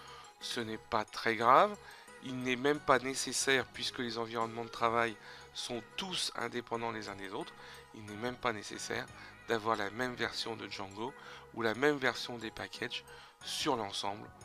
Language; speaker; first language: French; native; French